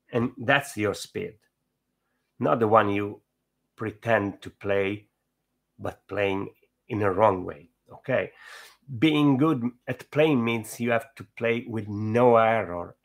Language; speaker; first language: English; non-native, fluent; Italian